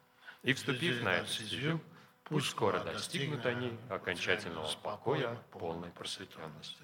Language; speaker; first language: Russian; native; Russian